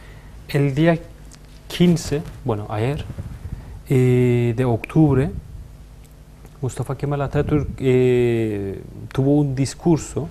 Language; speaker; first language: Spanish; non-native, fluent; Turkish